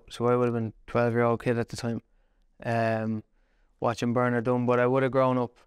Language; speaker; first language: English; native; English